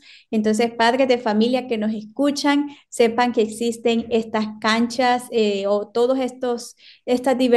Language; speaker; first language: Spanish; native; Spanish